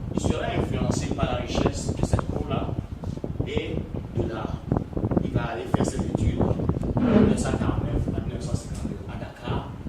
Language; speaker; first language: French; non-native, local second language; Ewe